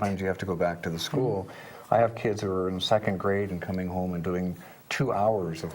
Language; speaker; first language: English; native; English